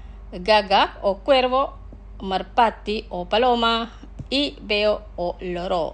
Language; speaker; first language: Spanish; non-native, fluent; Indonesian